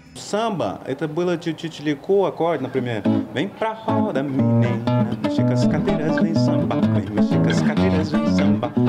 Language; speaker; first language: Russian; non-native, learner; Portuguese